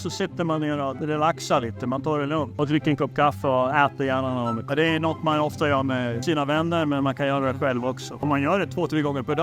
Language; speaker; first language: Swedish; native; Swedish